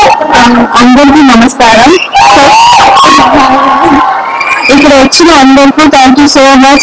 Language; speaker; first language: Telugu; non-native, learner; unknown